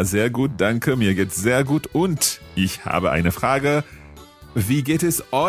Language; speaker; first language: German; non-native, learner; English